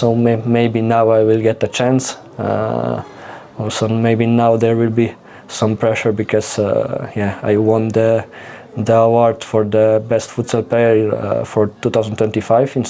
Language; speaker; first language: English; non-native, fluent; Slovenian